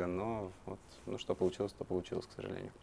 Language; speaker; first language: Russian; native; Russian